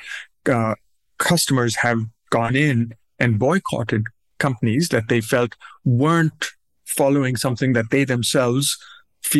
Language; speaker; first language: English; non-native, local second language; Urdu